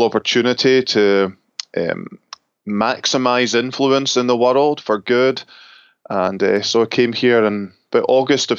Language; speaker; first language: English; native; English